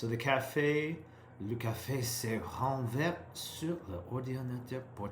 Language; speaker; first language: French; non-native, learner; English